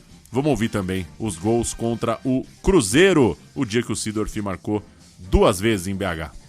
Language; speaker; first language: Portuguese; native; Portuguese